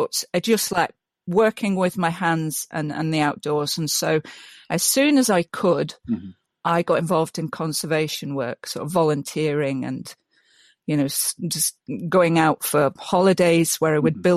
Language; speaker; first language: English; native; English